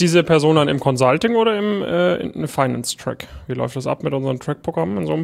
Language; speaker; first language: German; native; German